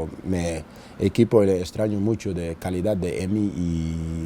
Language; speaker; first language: Spanish; non-native, learner; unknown